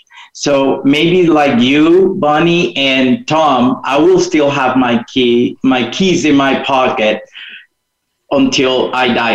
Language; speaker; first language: English; non-native, fluent; Spanish